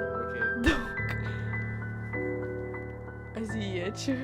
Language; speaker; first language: Lithuanian; native; Lithuanian